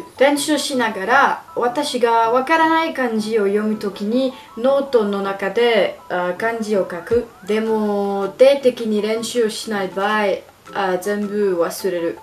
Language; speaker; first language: Japanese; non-native, learner; French